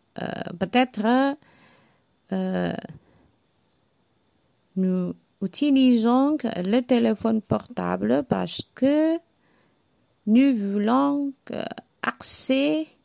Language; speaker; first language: French; non-native, learner; Javanese